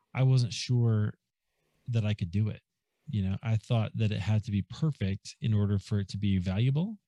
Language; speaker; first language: English; native; English